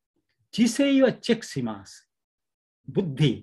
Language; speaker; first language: Japanese; non-native, learner; Bangla